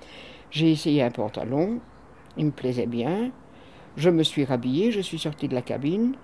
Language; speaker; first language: French; native; French